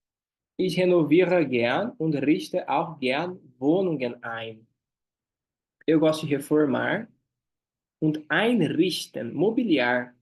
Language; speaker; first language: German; non-native, fluent; Portuguese